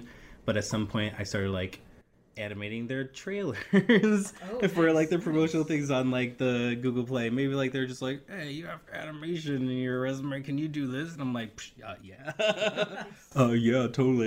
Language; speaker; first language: English; native; English